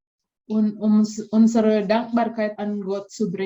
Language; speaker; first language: German; non-native, fluent; Indonesian